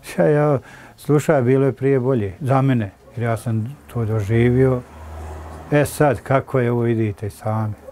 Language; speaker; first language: Serbian; native; Serbian